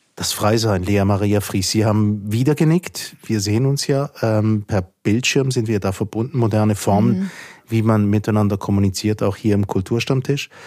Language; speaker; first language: German; native; German